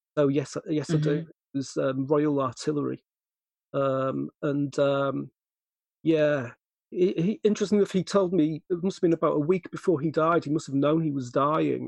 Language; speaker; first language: English; native; English